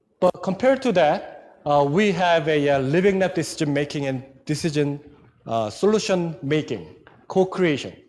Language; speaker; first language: English; non-native, fluent; Korean